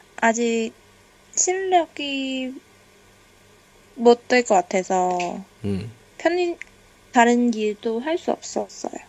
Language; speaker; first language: Korean; non-native, learner; Chinese